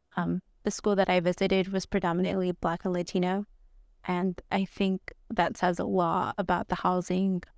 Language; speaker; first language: English; early bilingual, other home language; Spanish